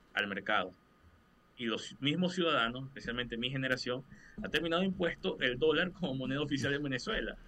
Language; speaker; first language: Spanish; native; Spanish